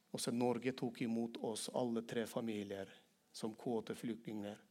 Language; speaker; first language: Norwegian; non-native, fluent; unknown